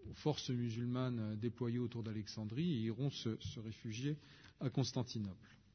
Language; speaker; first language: French; native; French